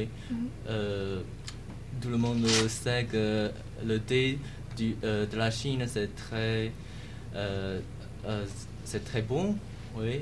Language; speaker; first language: French; non-native, learner; Chinese